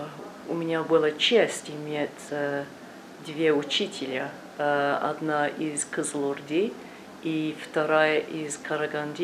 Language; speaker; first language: Russian; non-native, learner; English